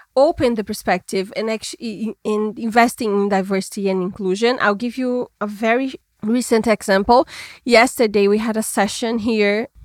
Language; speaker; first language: English; non-native, fluent; Portuguese